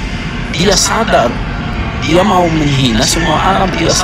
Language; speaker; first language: Indonesian; non-native, fluent; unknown